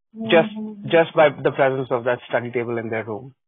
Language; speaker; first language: English; non-native, local second language; Hindi